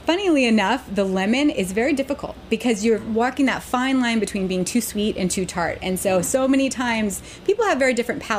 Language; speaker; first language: English; native; English